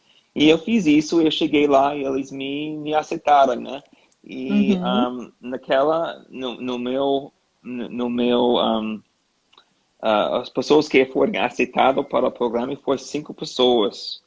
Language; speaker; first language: Portuguese; non-native, learner; English